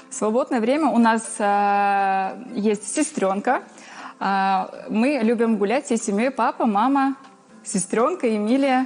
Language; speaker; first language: Russian; native; Russian